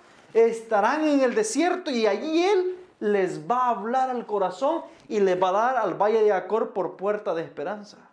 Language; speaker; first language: Spanish; native; Spanish